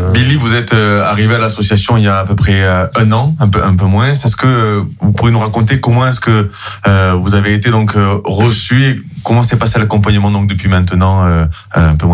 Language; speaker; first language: French; native; French